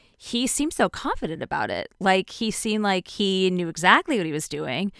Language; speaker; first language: English; native; English